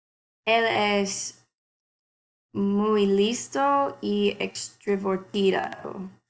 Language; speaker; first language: Spanish; non-native, learner; English